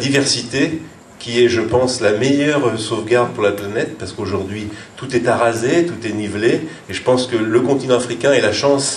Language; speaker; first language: French; native; French